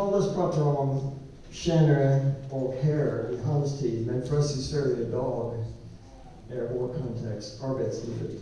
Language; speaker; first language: Swedish; non-native, learner; English